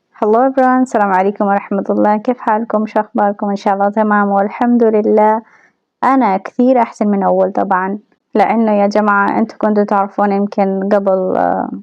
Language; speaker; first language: Arabic; non-native, fluent; Bangla